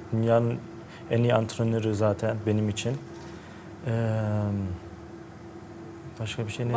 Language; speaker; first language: Turkish; early bilingual, heritage; Turkish